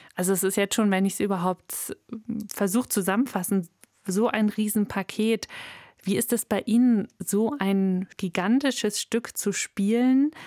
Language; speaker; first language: German; native; German